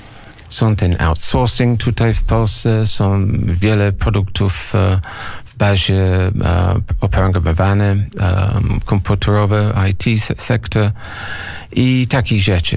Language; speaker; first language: Polish; non-native, learner; English